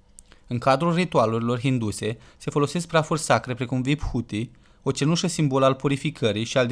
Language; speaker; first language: Romanian; native; Romanian